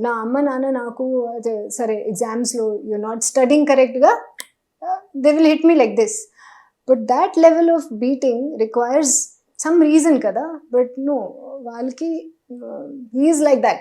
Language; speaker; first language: Telugu; non-native, learner; Hindi